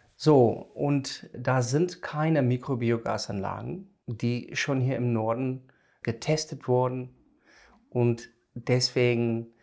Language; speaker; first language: German; non-native, fluent; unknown